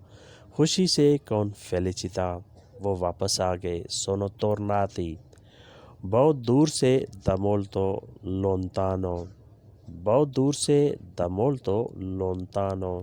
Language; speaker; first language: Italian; non-native, learner; Urdu